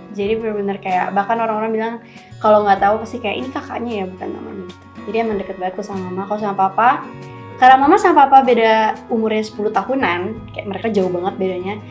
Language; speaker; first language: Indonesian; native; Indonesian